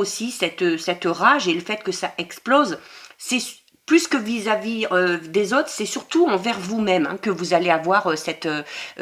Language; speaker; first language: French; native; French